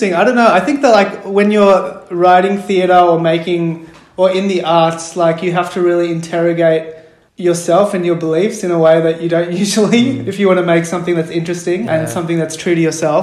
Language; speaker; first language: English; native; English